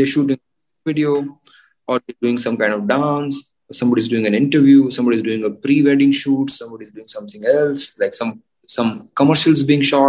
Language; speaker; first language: English; non-native, local second language; Gujarati